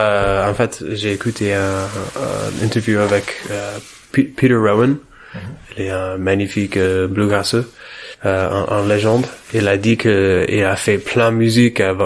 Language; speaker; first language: French; non-native, learner; English